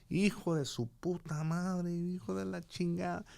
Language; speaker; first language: Spanish; early bilingual, other home language; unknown